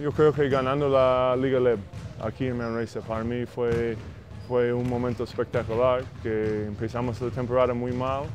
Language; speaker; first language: Spanish; non-native, fluent; English